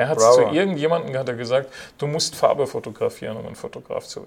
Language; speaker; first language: German; native; German